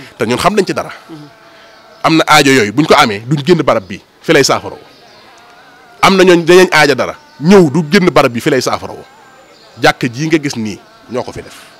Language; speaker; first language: Wolof; native; Wolof